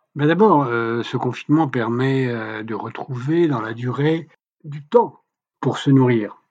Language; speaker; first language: French; native; French